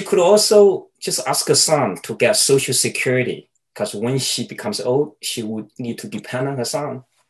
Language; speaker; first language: English; non-native, fluent; Chinese